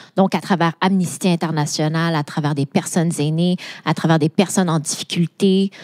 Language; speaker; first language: French; native; French